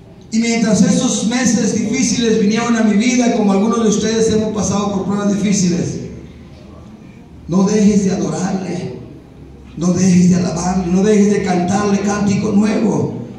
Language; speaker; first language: Spanish; native; Spanish